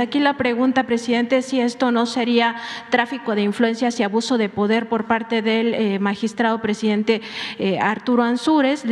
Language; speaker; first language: Spanish; native; Spanish